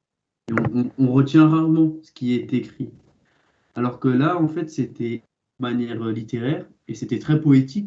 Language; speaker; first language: French; native; French